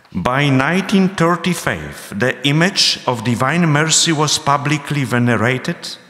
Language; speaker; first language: English; non-native, fluent; Polish